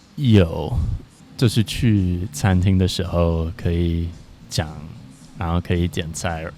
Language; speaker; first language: Chinese; non-native, fluent; English